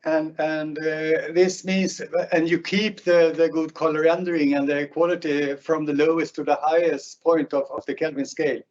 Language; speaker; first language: English; non-native, fluent; Swedish